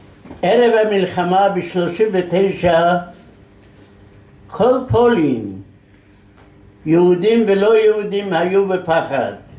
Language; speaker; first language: Hebrew; non-native, fluent; Yiddish